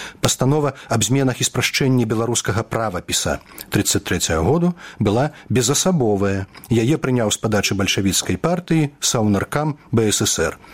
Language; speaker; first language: Belarusian; native; Belarusian